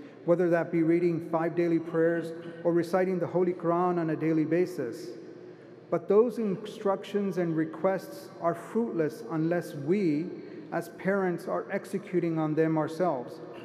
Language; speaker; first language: English; native; English